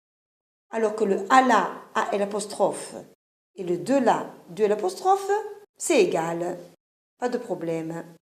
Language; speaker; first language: French; non-native, fluent; Italian